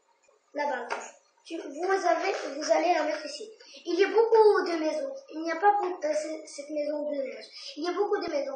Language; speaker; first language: French; non-native, learner; Arabic